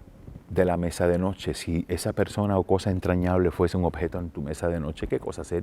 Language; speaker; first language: Spanish; native; Spanish